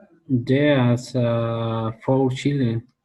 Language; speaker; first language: English; non-native, learner; Spanish